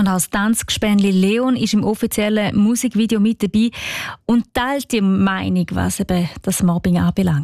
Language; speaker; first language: German; native; German